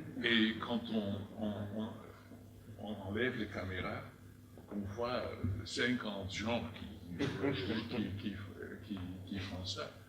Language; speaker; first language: French; non-native, fluent; Dutch